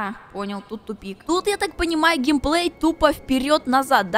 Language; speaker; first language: Russian; native; Russian